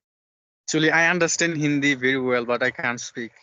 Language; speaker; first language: English; non-native, fluent; Bangla